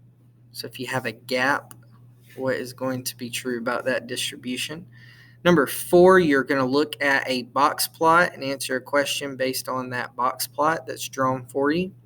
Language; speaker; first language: English; native; English